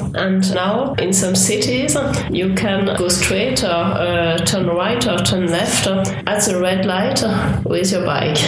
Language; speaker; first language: English; non-native, fluent; French